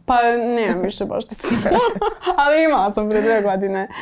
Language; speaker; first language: Croatian; non-native, fluent; English